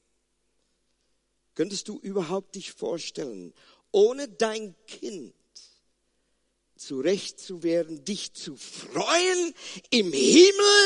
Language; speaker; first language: German; non-native, fluent; Afrikaans